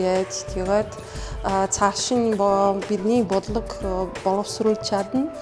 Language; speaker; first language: Mongolian; non-native, fluent; Polish